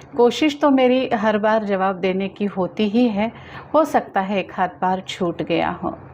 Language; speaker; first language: Hindi; non-native, local second language; Marathi